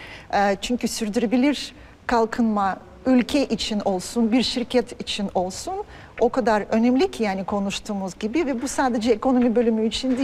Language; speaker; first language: Turkish; non-native, fluent; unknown